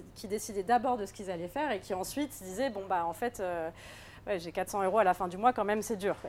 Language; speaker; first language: French; native; French